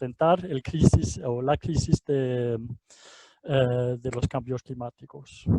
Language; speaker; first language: Spanish; non-native, fluent; Danish